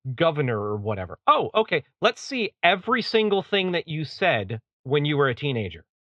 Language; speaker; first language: English; native; English